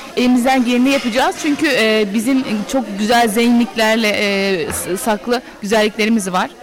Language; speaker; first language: Turkish; early bilingual, heritage; Turkish